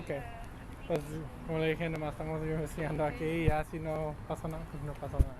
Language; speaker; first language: Spanish; early bilingual, other home language; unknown